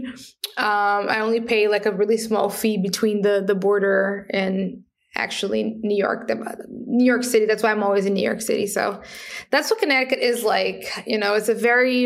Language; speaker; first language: English; non-native, fluent; Portuguese